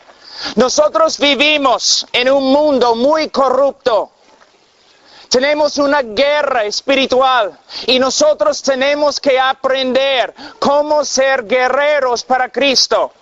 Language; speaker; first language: Spanish; non-native, fluent; English